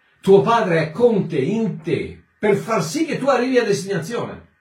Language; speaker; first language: Italian; native; Italian